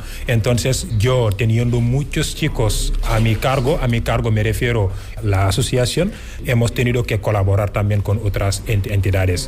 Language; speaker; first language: Spanish; non-native, fluent; Wolof